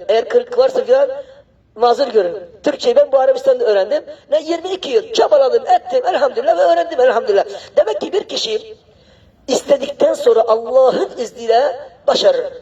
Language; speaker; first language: Turkish; non-native, fluent; Arabic